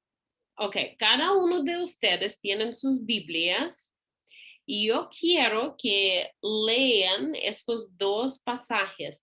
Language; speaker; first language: Spanish; non-native, fluent; English